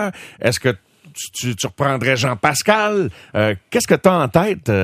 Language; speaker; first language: French; native; French